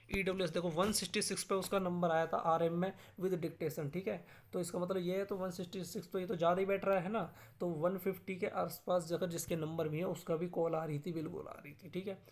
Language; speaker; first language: Hindi; native; Hindi